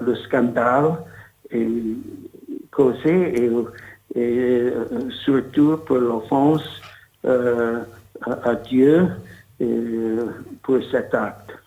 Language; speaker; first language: French; non-native, learner; English